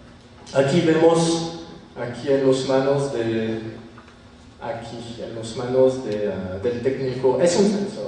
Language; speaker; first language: Spanish; non-native, fluent; French